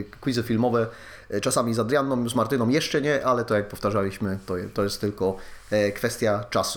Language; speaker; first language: Polish; native; Polish